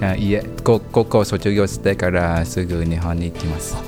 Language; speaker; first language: Japanese; non-native, learner; Vietnamese